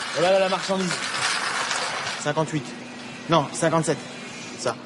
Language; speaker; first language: French; native; French